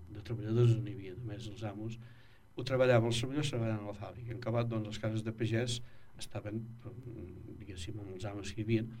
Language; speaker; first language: Catalan; native; Catalan